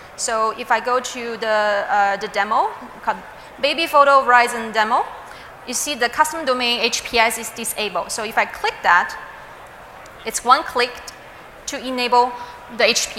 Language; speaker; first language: English; non-native, fluent; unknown